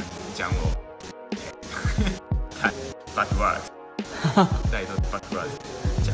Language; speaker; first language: Chinese; non-native, learner; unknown